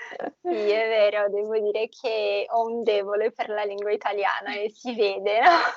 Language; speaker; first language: Italian; non-native, fluent; Portuguese